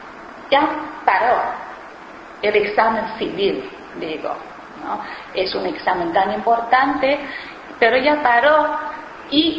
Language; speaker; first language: Spanish; non-native, fluent; Chinese